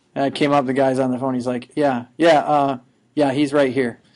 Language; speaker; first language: English; native; English